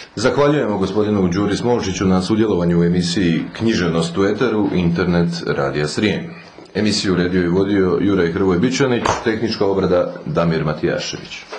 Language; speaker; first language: Croatian; native; Croatian